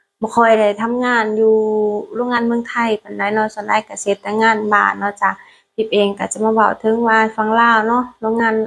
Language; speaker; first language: Thai; non-native, learner; Lao